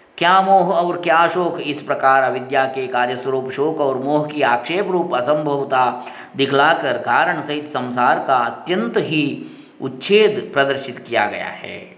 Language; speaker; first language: Hindi; non-native, local second language; Kannada